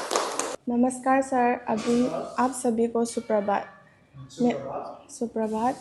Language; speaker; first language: Hindi; non-native, learner; Manipuri